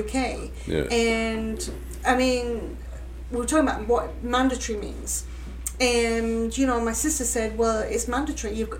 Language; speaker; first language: English; native; English